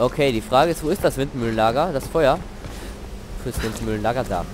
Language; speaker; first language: German; native; German